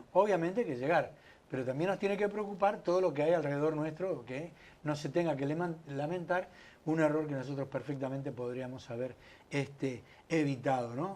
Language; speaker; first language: Spanish; native; Spanish